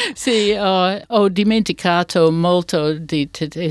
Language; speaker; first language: Italian; non-native, learner; English